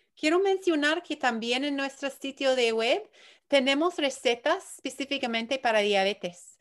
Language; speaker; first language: Spanish; early bilingual, heritage; Spanish